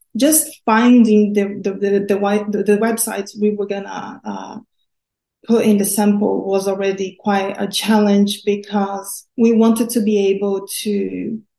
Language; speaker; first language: English; non-native, fluent; Portuguese